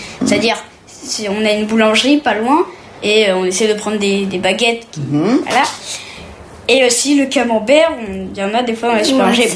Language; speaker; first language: French; early bilingual, heritage; French